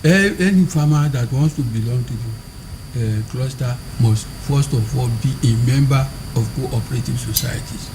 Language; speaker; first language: English; non-native, local second language; Yoruba